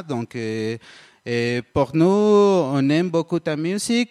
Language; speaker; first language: French; non-native, learner; Spanish